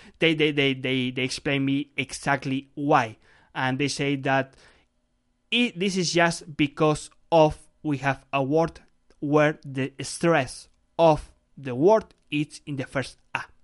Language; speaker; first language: English; non-native, fluent; Spanish